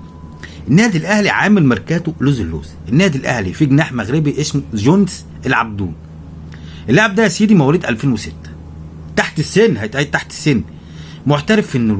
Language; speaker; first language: Arabic; native; Arabic